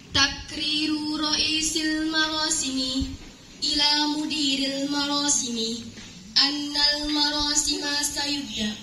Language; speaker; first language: Arabic; non-native, learner; Indonesian